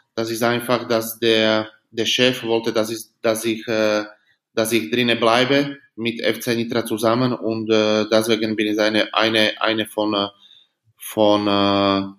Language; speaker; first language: German; non-native, learner; Slovak